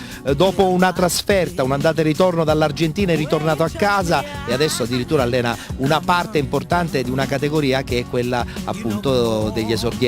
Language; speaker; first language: Italian; native; Italian